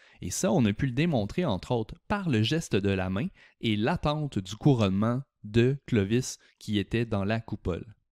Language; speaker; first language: French; native; French